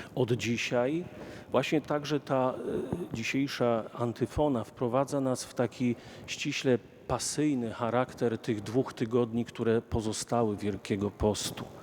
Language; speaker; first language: Polish; native; Polish